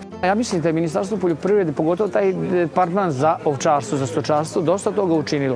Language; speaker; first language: Serbian; native; Serbian